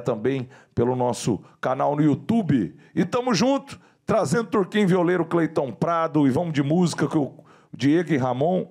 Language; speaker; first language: Portuguese; native; Portuguese